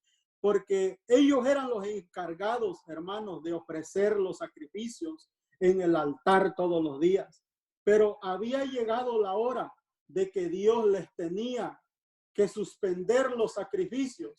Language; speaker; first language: Spanish; native; Spanish